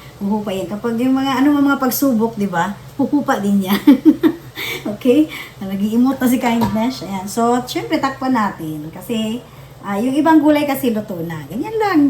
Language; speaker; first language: Filipino; non-native, local second language; Hiligaynon